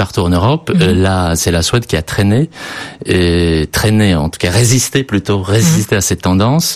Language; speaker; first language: French; non-native, fluent; Polish